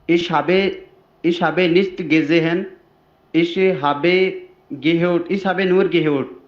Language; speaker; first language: German; non-native, learner; Hindi